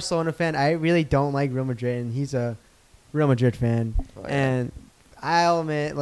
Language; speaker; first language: English; native; English